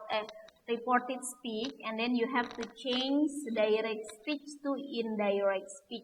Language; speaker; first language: English; non-native, learner; Indonesian